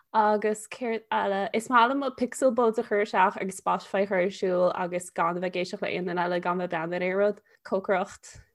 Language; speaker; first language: Irish; non-native, local second language; English